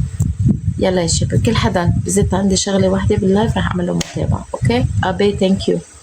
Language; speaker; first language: Arabic; native; Arabic